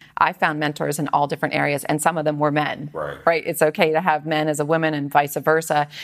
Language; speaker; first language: English; native; English